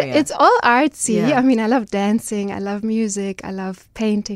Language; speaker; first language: English; non-native, fluent; German